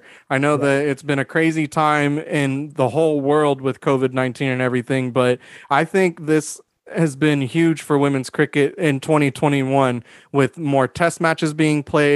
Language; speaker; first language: English; native; English